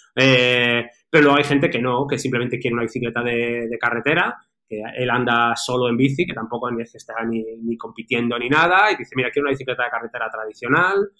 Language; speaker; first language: Spanish; native; Spanish